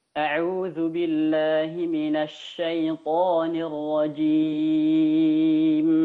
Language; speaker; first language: Arabic; non-native, fluent; Indonesian